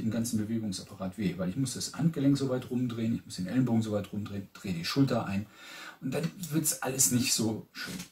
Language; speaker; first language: German; native; German